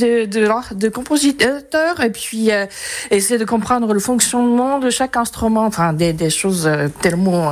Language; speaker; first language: French; non-native, fluent; Japanese